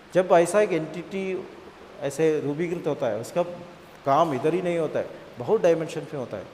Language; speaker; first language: Hindi; non-native, local second language; Malayalam